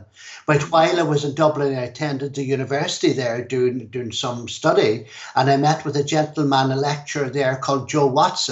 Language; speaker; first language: English; native; English